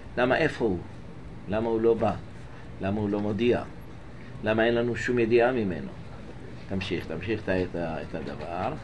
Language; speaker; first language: Hebrew; native; Hebrew